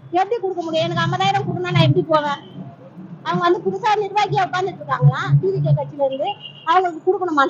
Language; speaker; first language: Tamil; native; Tamil